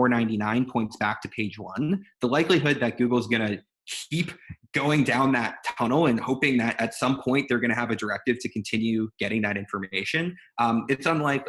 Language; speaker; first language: English; native; English